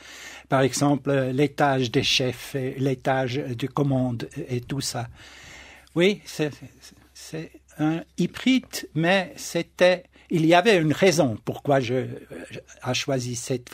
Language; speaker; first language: French; non-native, local second language; German